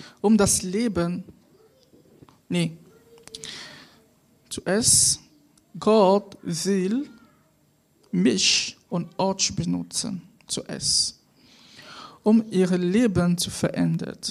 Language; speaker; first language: German; non-native, fluent; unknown